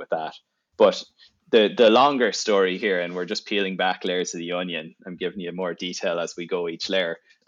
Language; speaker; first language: English; native; English